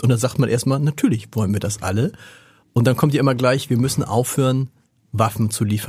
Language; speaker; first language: German; native; German